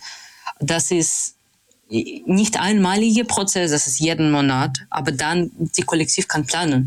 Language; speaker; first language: German; non-native, fluent; Russian